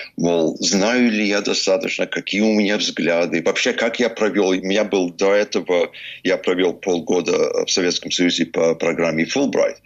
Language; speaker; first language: Russian; early bilingual, heritage; English